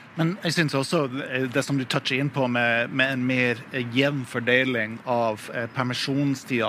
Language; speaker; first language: Norwegian; non-native, fluent; English